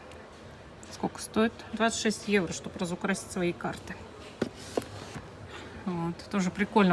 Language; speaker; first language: Russian; native; Russian